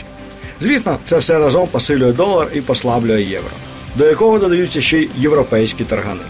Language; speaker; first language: Ukrainian; native; Ukrainian